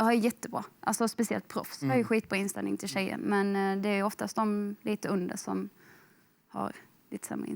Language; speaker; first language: Swedish; native; Swedish